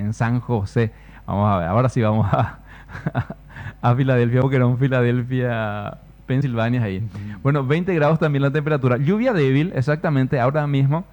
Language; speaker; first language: Spanish; native; Spanish